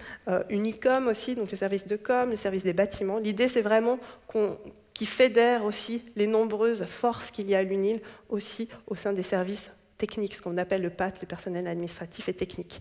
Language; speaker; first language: French; native; French